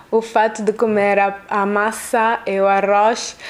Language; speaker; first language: Portuguese; non-native, fluent; Italian